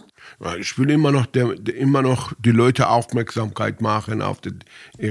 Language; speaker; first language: German; non-native, fluent; Persian